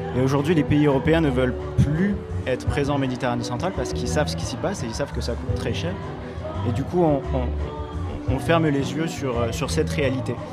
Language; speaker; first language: French; native; French